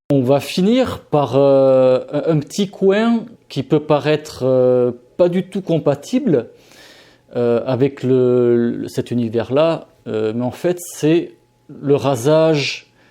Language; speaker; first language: French; native; French